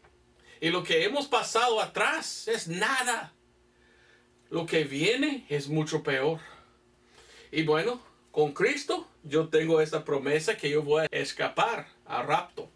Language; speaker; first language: Spanish; non-native, fluent; English